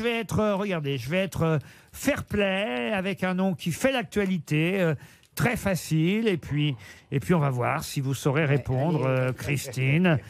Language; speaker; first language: French; native; French